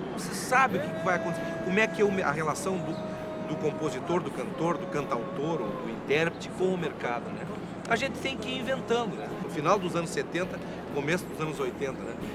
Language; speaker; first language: Portuguese; non-native, local second language; Spanish